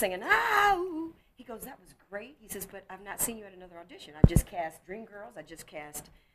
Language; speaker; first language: English; native; English